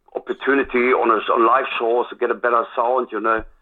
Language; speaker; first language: English; non-native, fluent; German